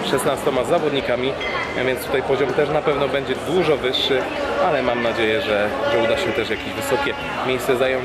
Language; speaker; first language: Polish; native; Polish